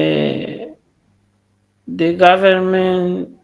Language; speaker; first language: English; non-native, learner; Spanish